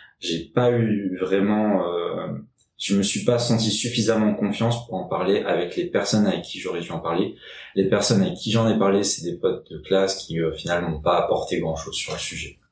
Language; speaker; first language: French; native; French